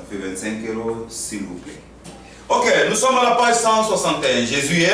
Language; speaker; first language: French; non-native, fluent; Korean